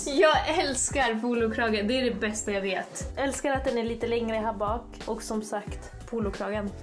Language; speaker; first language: Swedish; native; Swedish